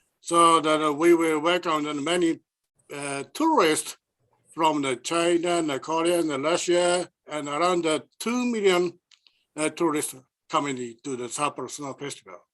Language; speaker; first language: English; non-native, learner; Japanese